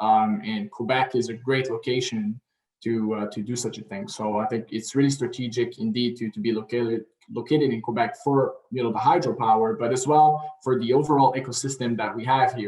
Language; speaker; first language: English; non-native, local second language; French